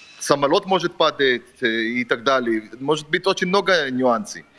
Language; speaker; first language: Russian; non-native, fluent; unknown